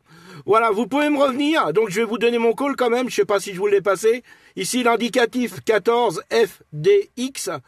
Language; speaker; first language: French; native; French